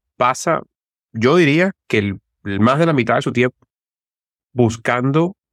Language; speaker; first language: Spanish; native; Spanish